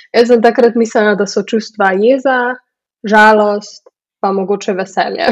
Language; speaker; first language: Slovenian; early bilingual, heritage; Slovenian